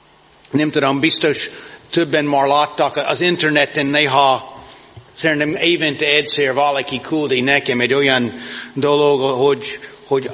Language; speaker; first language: Hungarian; non-native, learner; English